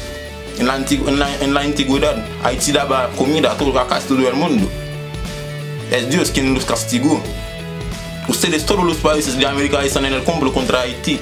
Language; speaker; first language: Spanish; non-native, fluent; Haitian Creole